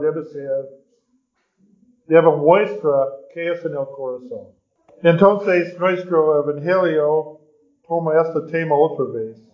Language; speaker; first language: Spanish; non-native, learner; English